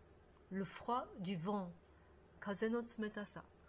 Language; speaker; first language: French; non-native, fluent; Japanese